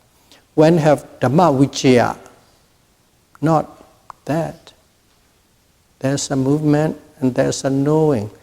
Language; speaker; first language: English; non-native, fluent; Burmese